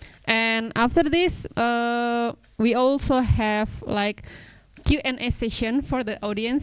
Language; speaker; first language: English; non-native, local second language; Indonesian